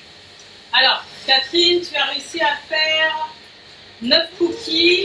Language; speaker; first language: French; native; French